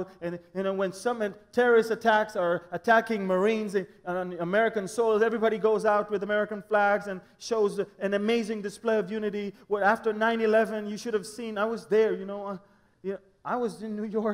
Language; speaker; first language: English; non-native, fluent; Hebrew